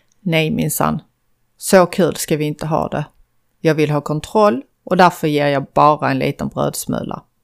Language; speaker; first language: Swedish; early bilingual, other home language; Persian